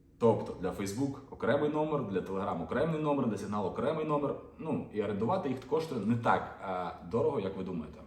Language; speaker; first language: Ukrainian; non-native, local second language; Russian